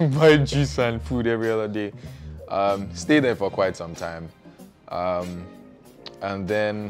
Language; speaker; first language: English; non-native, local second language; Yoruba